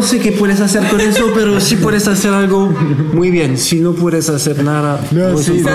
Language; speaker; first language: Spanish; non-native, learner; French